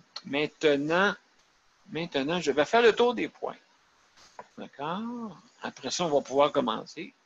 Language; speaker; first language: French; native; French